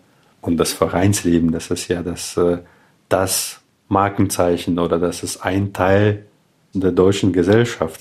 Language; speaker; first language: German; non-native, fluent; Russian